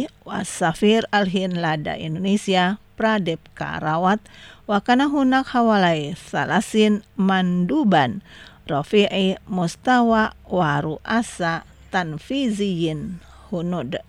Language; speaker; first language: Arabic; non-native, fluent; Indonesian